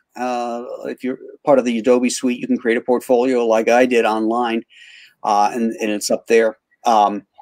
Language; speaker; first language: English; native; English